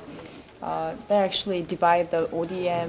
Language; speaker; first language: English; non-native, fluent; Korean